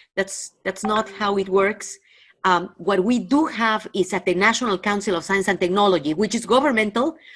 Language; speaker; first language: English; non-native, fluent; Spanish